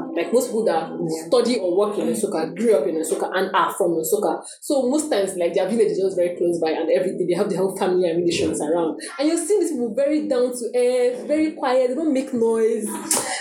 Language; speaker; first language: English; non-native, local second language; Yoruba